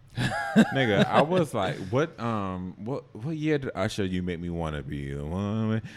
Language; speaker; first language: English; native; English